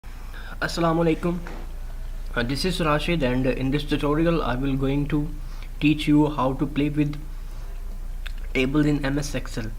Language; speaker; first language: English; non-native, local second language; Urdu